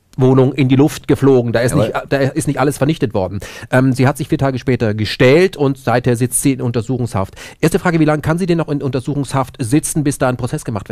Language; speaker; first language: German; native; German